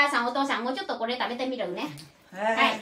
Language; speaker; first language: Japanese; non-native, learner; Vietnamese